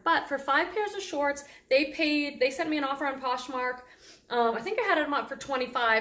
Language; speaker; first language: English; native; English